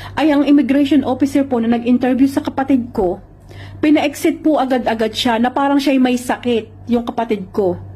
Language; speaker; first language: Filipino; native; Filipino